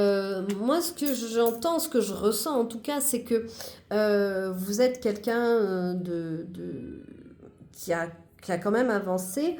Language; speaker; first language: French; native; French